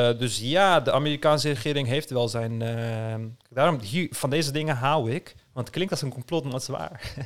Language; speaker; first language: Dutch; early bilingual, other home language; Turkish